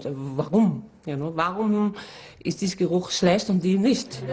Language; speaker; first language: German; non-native, fluent; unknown